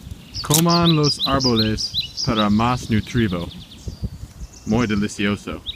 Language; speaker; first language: Spanish; non-native, learner; English